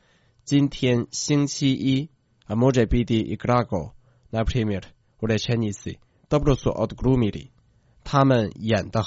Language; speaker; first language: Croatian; non-native, fluent; Chinese